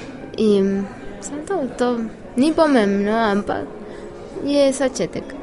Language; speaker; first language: Slovenian; non-native, learner; Spanish